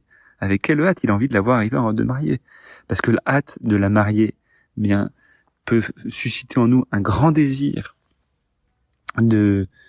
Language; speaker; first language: French; native; French